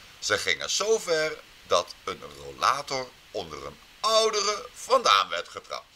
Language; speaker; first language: Dutch; native; Dutch